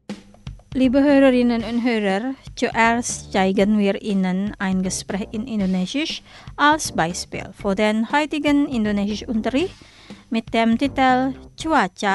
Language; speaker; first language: German; non-native, fluent; Indonesian